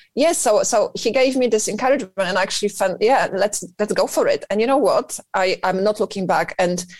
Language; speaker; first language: English; non-native, fluent; Polish